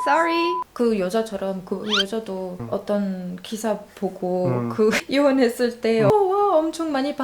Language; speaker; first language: Korean; non-native, learner; Arabic